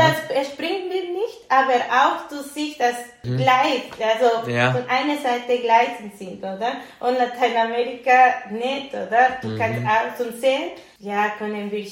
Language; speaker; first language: German; non-native, learner; Spanish